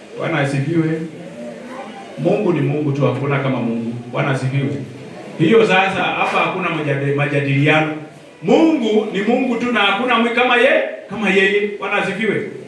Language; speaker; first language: Swahili; non-native, local second language; Luyia